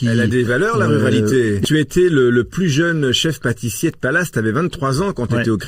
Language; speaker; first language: French; native; French